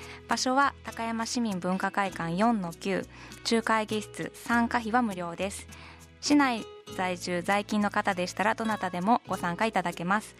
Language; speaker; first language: Japanese; native; Japanese